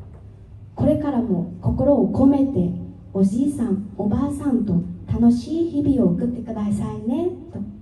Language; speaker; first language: Japanese; non-native, fluent; Vietnamese